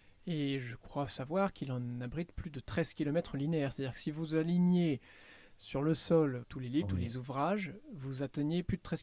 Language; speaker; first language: French; native; French